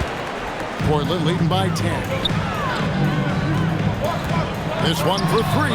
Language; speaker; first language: English; native; English